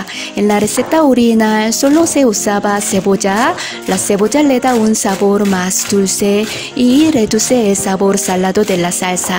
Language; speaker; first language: Spanish; non-native, fluent; Korean